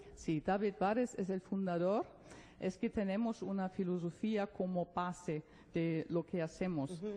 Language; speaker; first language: Spanish; non-native, fluent; German